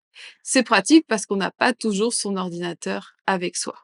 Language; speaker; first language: French; native; French